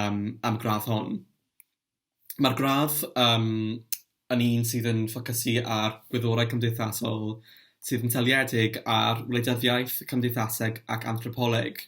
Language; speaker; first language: Welsh; non-native, local second language; English